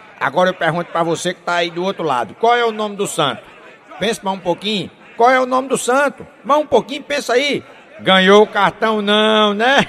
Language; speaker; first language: Portuguese; native; Portuguese